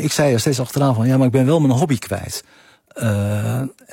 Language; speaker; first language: Dutch; native; Dutch